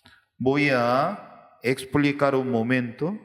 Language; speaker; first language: Spanish; non-native, learner; Korean